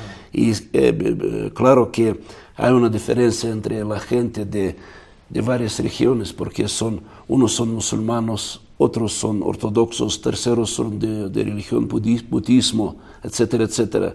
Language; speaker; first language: Spanish; non-native, fluent; Russian